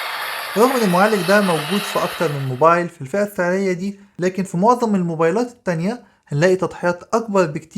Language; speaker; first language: Arabic; native; Arabic